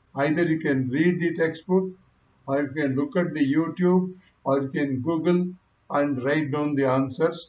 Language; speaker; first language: English; non-native, local second language; Kannada